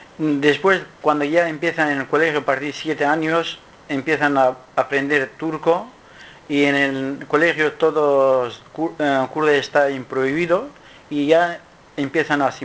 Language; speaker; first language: Spanish; non-native, learner; Kurdish